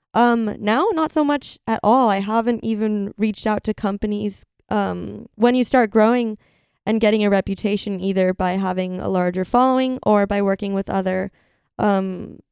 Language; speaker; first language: English; native; English